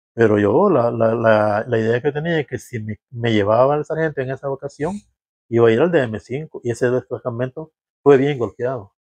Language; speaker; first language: Spanish; native; Spanish